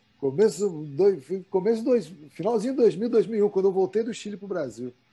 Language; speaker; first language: Portuguese; native; Portuguese